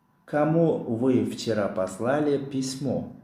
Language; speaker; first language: Russian; non-native, local second language; Tajik